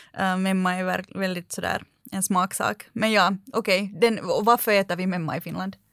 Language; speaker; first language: Swedish; native; Swedish